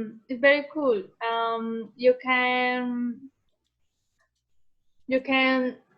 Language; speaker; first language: English; non-native, learner; Spanish